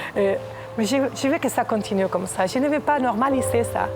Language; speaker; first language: French; non-native, fluent; Spanish